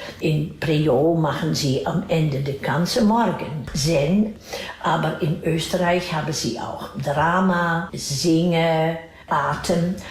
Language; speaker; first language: German; non-native, fluent; Dutch